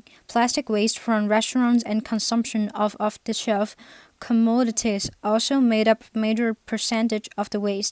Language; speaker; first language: English; non-native, fluent; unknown